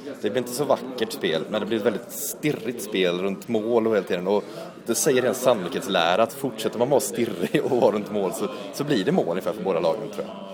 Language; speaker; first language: Swedish; native; Swedish